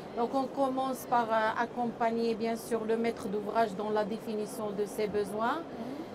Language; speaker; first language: French; non-native, local second language; Arabic